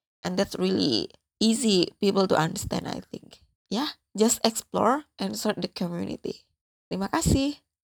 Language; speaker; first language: English; non-native, learner; Indonesian